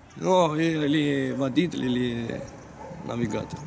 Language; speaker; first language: Russian; non-native, learner; Italian